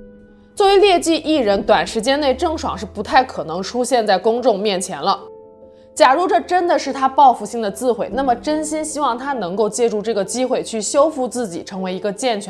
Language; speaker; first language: Chinese; native; Chinese